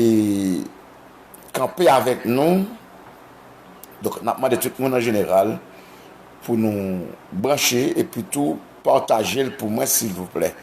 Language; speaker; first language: French; non-native, learner; Haitian Creole